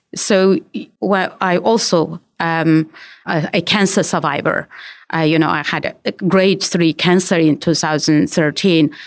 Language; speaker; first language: English; non-native, fluent; Chinese